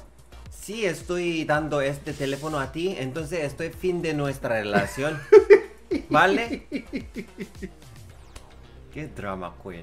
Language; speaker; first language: Spanish; non-native, learner; Korean